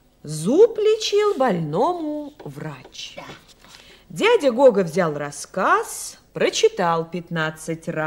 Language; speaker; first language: Russian; native; Russian